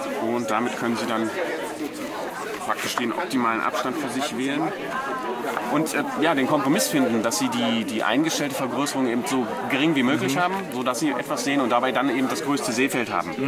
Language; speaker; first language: German; native; German